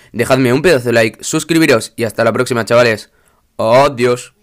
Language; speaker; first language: Spanish; native; Spanish